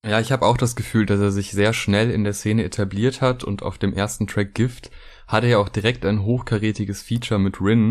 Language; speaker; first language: German; native; German